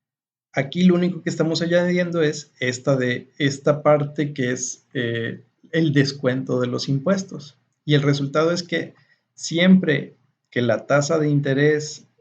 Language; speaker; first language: Spanish; native; Spanish